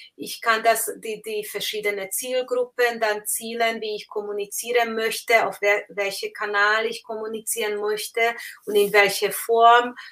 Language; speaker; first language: German; non-native, fluent; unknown